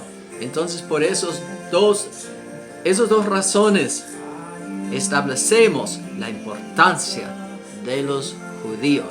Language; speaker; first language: Spanish; non-native, fluent; English